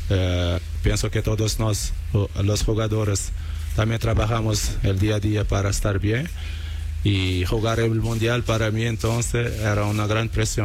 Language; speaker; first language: Spanish; non-native, learner; Portuguese